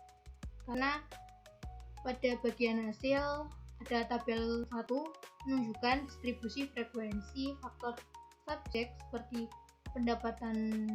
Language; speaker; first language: Indonesian; native; Indonesian